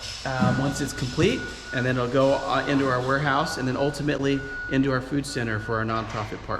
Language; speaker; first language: English; native; English